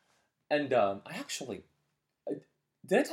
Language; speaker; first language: English; early bilingual, other home language; Korean